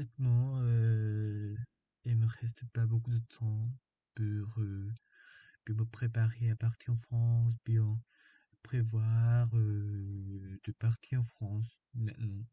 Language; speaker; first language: French; non-native, fluent; Korean